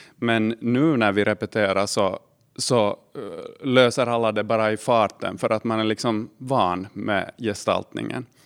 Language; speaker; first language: Swedish; native; Swedish